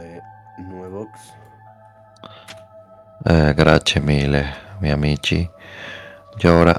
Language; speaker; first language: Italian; non-native, learner; Spanish